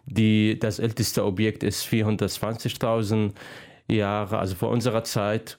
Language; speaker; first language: German; non-native, fluent; Arabic